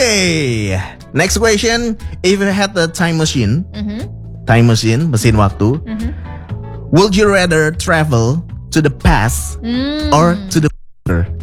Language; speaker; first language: English; non-native, fluent; Indonesian